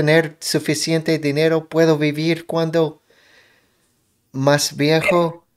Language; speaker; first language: Spanish; non-native, learner; English